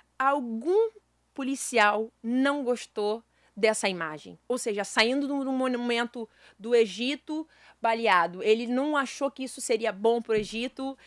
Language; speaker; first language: Portuguese; native; Portuguese